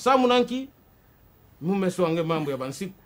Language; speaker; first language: French; non-native, local second language; Kongo